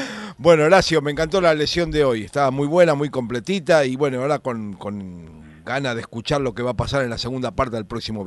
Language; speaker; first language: Spanish; native; Spanish